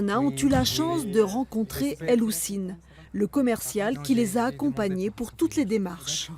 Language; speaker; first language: French; native; French